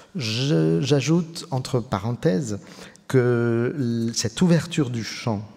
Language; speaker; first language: French; native; French